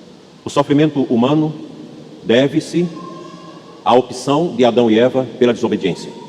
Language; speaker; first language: Portuguese; native; Portuguese